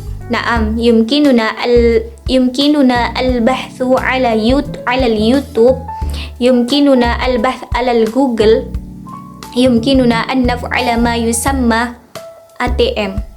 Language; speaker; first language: Arabic; non-native, learner; Indonesian